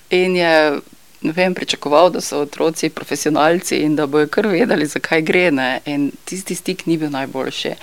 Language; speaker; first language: Slovenian; native; Slovenian